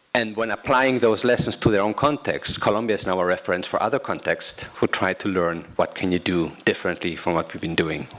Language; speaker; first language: English; non-native, fluent; Catalan